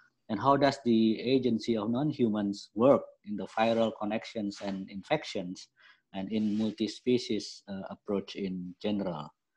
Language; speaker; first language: English; non-native, fluent; Indonesian